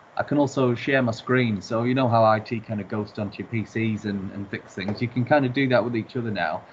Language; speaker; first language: English; native; English